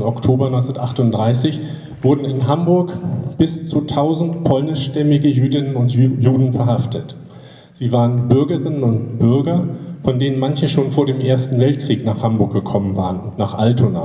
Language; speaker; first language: German; native; German